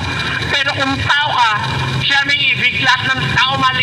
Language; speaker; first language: Filipino; native; Filipino